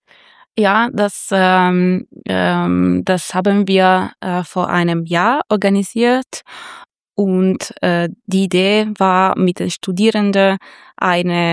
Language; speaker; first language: German; non-native, fluent; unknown